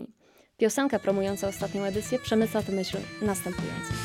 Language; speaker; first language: Polish; native; Polish